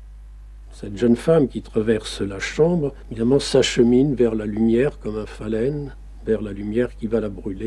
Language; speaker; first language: French; native; French